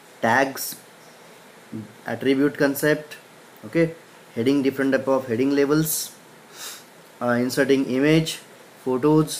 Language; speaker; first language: English; non-native, local second language; Marathi